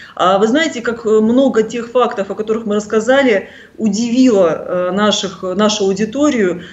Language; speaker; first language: Russian; native; Russian